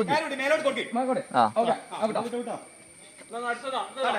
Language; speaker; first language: Malayalam; native; Malayalam